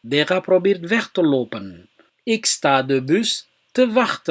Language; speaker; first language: Dutch; non-native, fluent; Somali